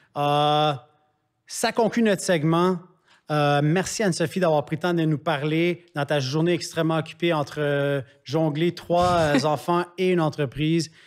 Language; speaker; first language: French; native; French